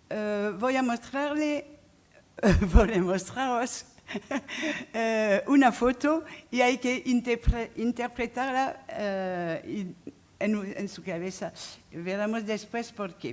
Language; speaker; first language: Spanish; non-native, fluent; French